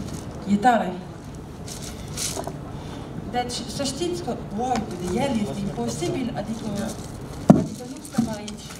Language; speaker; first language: Romanian; non-native, fluent; French